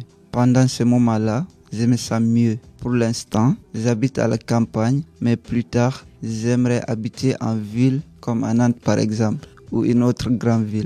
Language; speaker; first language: French; non-native, learner; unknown